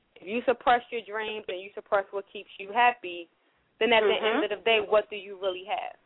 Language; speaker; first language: English; native; English